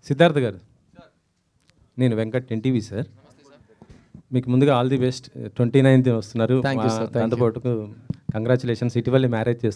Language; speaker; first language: Telugu; native; Telugu